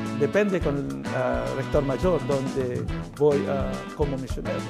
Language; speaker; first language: Spanish; non-native, learner; Filipino